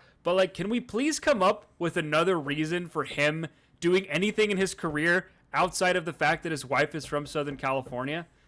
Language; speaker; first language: English; native; English